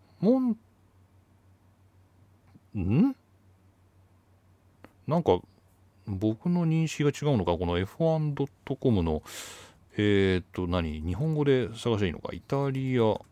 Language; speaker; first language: Japanese; native; Japanese